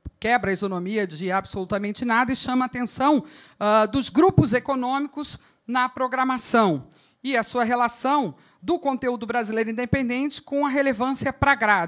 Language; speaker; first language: Portuguese; native; Portuguese